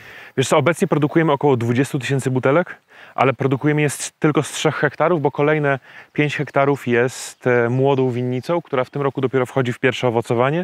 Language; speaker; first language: Polish; native; Polish